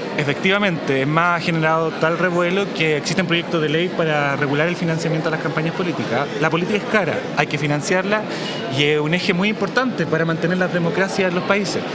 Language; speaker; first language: Spanish; native; Spanish